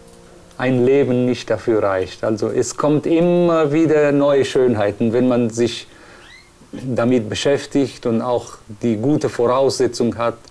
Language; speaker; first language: German; non-native, fluent; Persian